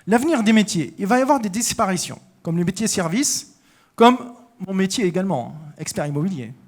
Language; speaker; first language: French; non-native, local second language; Arabic